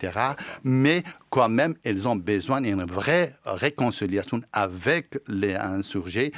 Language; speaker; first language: French; non-native, fluent; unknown